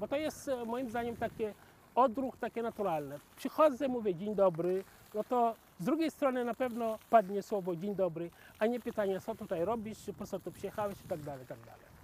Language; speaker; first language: Polish; non-native, fluent; Wolof